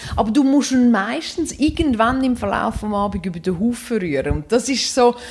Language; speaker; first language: German; native; German